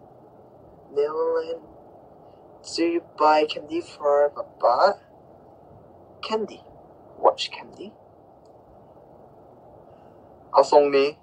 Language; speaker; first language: English; non-native, learner; Thai